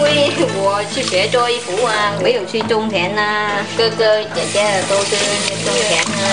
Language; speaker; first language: Chinese; non-native, learner; Vietnamese